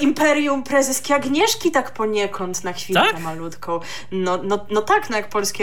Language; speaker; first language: Polish; native; Polish